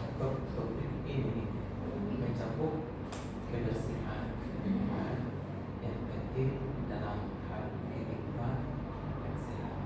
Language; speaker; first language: Indonesian; non-native, learner; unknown